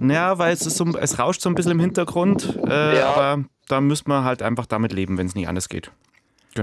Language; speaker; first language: German; native; German